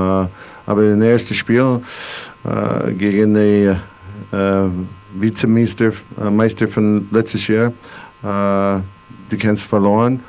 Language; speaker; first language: German; non-native, learner; English